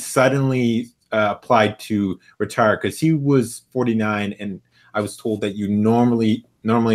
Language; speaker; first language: English; native; English